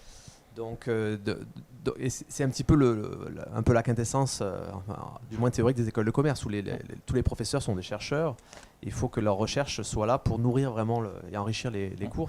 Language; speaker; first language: French; native; French